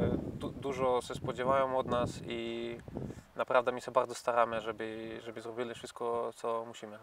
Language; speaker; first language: Polish; non-native, fluent; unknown